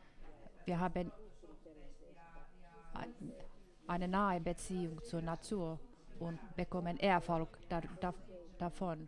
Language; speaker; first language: German; non-native, fluent; Finnish